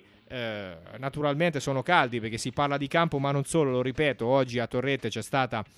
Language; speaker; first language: Italian; native; Italian